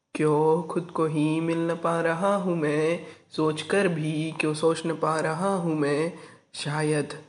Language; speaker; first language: Hindi; non-native, local second language; Marathi